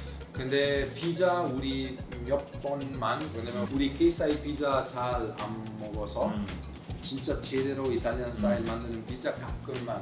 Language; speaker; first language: Korean; non-native, learner; Italian